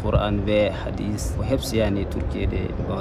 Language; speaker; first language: Turkish; non-native, learner; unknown